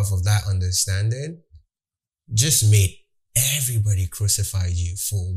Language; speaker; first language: English; non-native, local second language; Yoruba